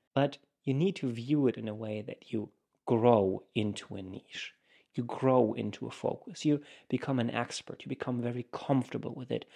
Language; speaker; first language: English; non-native, fluent; German